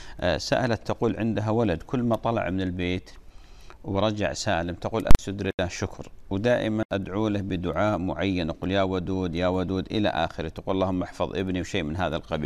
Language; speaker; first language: Arabic; native; Arabic